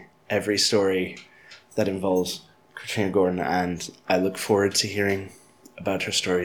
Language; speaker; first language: English; native; English